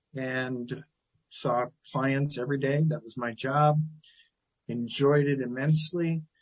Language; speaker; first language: English; native; English